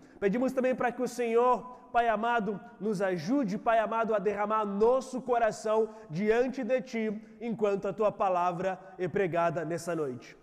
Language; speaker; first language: Portuguese; native; Portuguese